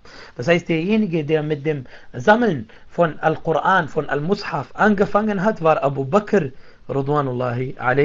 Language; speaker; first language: German; non-native, fluent; Arabic